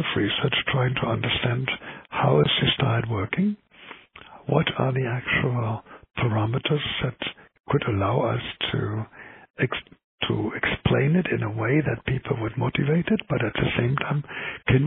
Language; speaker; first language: English; non-native, fluent; German